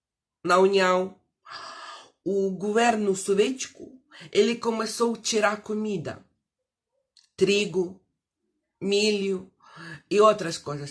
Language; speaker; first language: Portuguese; non-native, fluent; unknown